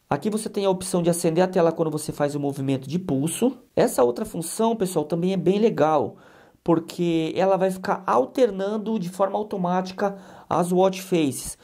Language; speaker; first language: Portuguese; native; Portuguese